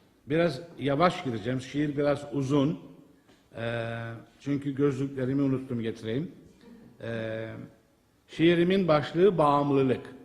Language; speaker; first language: Turkish; native; Turkish